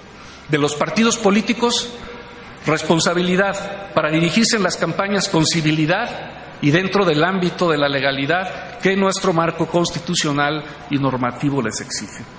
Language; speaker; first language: Spanish; native; Spanish